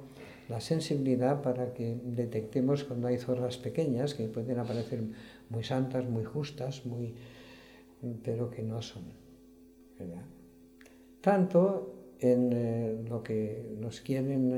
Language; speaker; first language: Spanish; native; Spanish